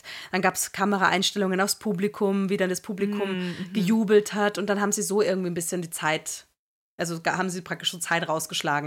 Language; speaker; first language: German; native; German